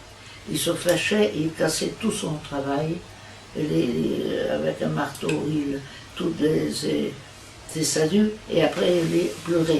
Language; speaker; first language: French; non-native, fluent; Italian